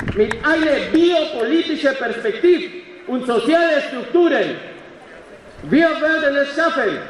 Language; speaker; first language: German; non-native, learner; Spanish